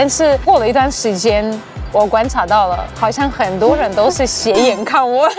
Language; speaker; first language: Chinese; non-native, fluent; Russian